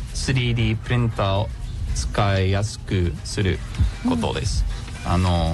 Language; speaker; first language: Japanese; non-native, learner; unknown